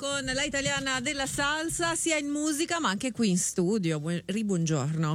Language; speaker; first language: Italian; native; Italian